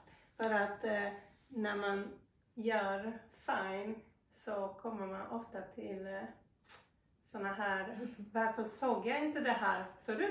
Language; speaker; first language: Swedish; non-native, fluent; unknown